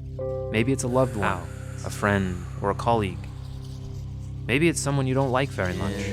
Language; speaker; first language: English; native; English